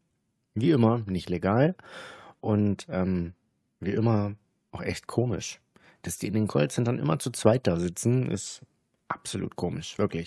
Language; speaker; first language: German; native; German